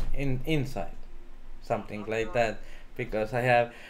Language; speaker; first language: English; non-native, learner; Estonian